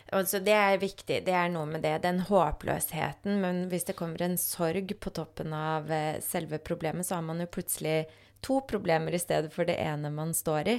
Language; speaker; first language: Norwegian; early bilingual, other home language; Polish